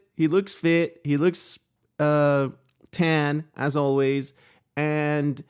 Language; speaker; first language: English; native; English